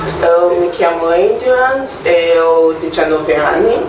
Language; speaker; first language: Italian; non-native, learner; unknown